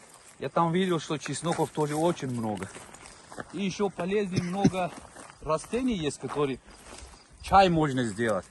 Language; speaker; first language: Russian; non-native, local second language; Tajik